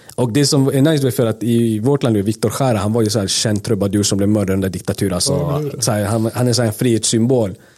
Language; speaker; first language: Swedish; early bilingual, other home language; Spanish